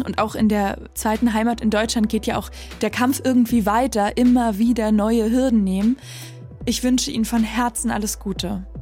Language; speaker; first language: German; native; German